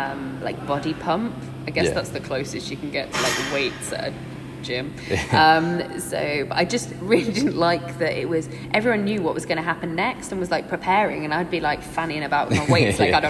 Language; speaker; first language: English; native; English